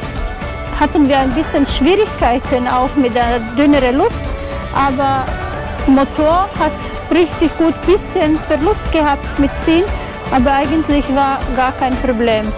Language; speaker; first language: German; non-native, fluent; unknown